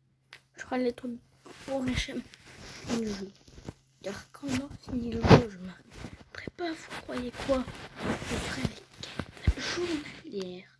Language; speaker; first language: French; native; French